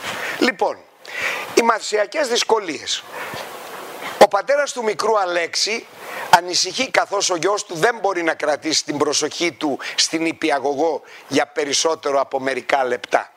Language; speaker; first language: Greek; native; Greek